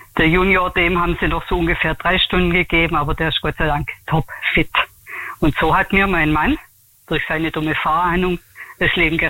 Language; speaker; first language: German; native; German